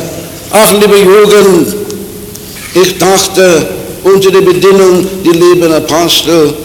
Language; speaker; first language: German; non-native, fluent; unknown